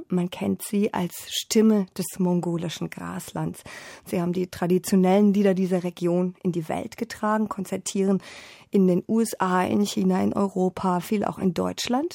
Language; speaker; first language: German; native; German